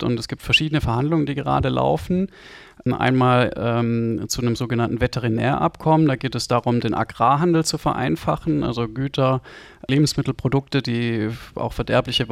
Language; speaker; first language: German; native; German